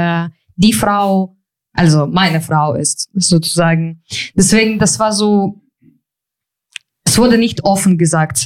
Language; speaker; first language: German; non-native, fluent; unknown